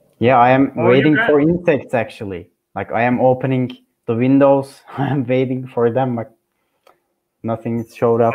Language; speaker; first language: English; non-native, learner; Turkish